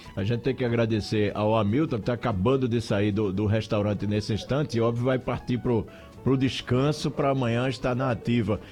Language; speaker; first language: Portuguese; native; Portuguese